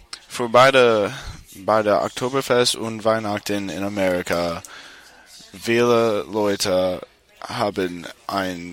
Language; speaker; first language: German; non-native, learner; English